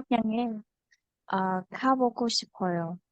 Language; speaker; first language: Korean; non-native, learner; Vietnamese